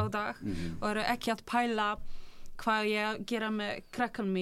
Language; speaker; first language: Icelandic; non-native, fluent; Polish